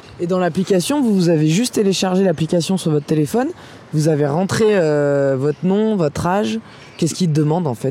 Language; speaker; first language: French; native; French